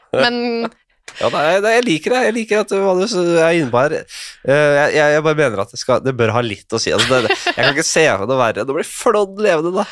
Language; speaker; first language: Norwegian; native; Norwegian